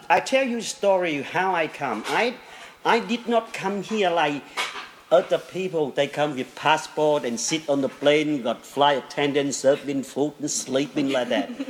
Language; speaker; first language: English; non-native, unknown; Vietnamese